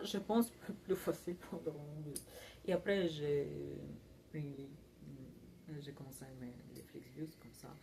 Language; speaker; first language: French; non-native, learner; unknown